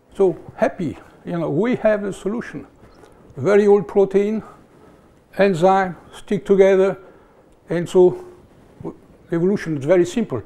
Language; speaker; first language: English; non-native, fluent; French